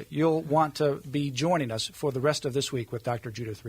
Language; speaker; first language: English; native; English